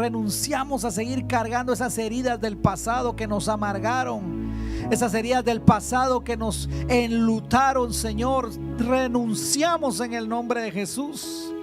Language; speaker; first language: Spanish; native; Spanish